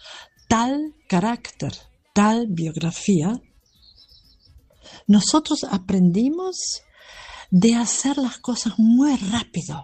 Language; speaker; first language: Spanish; non-native, fluent; German